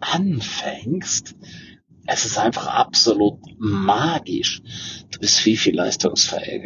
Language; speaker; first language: German; native; German